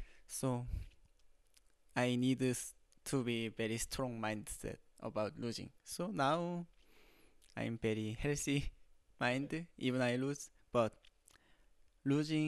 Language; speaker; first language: English; non-native, learner; Korean